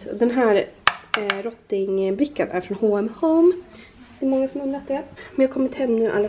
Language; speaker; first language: Swedish; native; Swedish